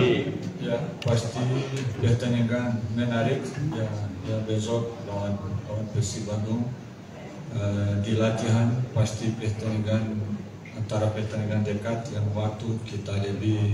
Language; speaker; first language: Indonesian; non-native, learner; Portuguese